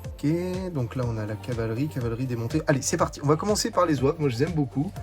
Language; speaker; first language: French; native; French